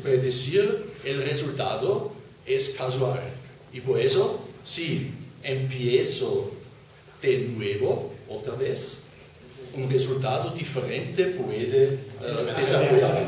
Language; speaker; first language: Spanish; non-native, fluent; German